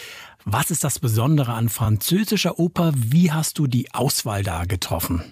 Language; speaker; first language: German; native; German